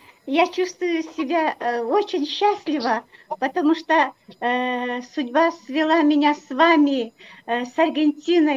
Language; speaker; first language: Russian; non-native, local second language; Kyrgyz